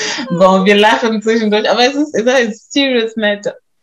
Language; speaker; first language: German; early bilingual, other home language; Lingala